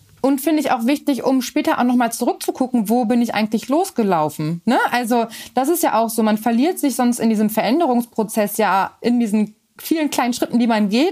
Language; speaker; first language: German; native; German